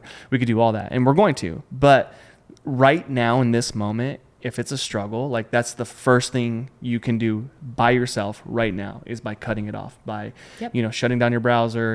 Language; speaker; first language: English; native; English